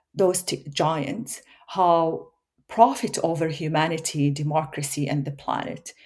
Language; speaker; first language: English; non-native, fluent; Arabic